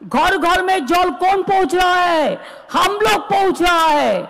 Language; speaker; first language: Hindi; non-native, local second language; Bangla